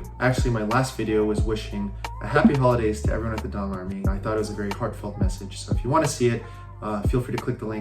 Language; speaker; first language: English; early bilingual, other home language; Chinese